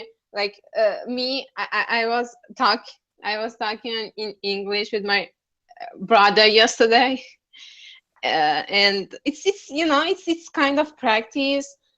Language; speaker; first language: English; non-native, learner; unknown